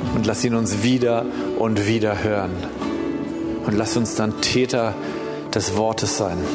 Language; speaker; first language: German; native; German